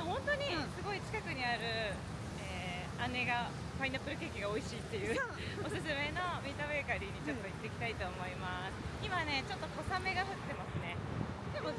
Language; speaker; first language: Japanese; native; Japanese